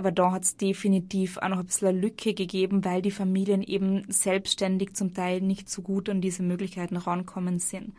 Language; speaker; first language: German; native; German